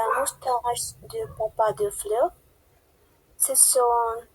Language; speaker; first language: French; non-native, learner; Spanish